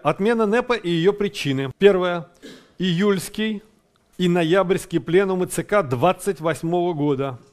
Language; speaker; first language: Russian; native; Russian